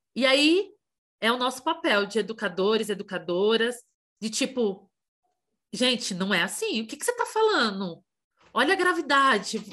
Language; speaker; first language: Portuguese; native; Portuguese